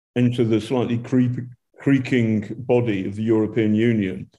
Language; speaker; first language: English; native; English